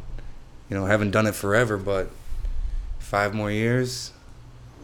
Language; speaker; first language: English; native; English